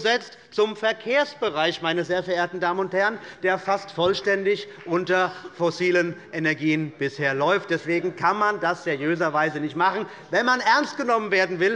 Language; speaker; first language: German; native; German